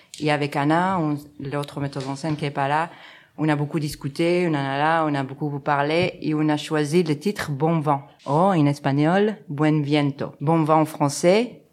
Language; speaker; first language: French; non-native, fluent; Spanish